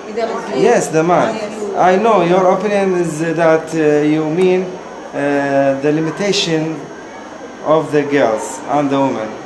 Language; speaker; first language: English; non-native, fluent; Arabic